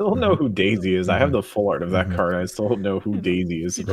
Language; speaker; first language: English; native; English